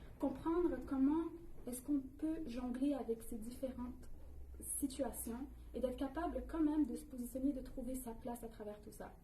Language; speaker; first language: French; early bilingual, other home language; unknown